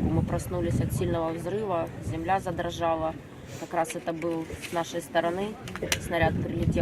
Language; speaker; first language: Russian; native; Russian